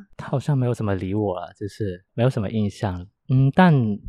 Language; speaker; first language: Chinese; native; Chinese